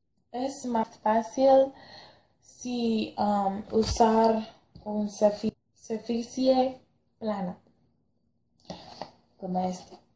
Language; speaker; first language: Spanish; non-native, learner; English